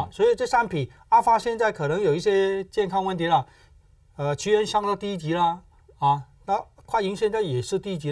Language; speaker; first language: Chinese; native; Chinese